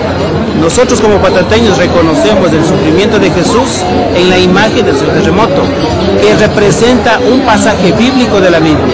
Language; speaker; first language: Spanish; native; Spanish